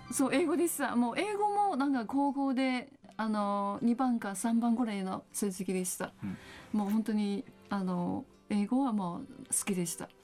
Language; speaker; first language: Japanese; non-native, fluent; Chinese